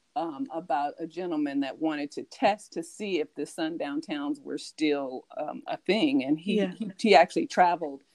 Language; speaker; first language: English; native; English